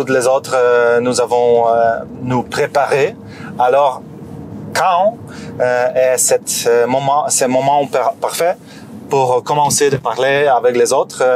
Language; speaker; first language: French; non-native, learner; Polish